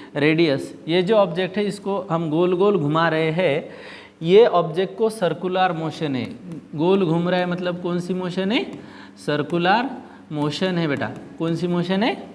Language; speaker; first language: Hindi; non-native, local second language; Marathi